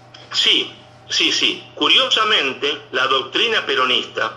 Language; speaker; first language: Spanish; native; Spanish